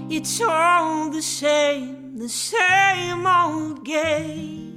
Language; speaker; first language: English; native; English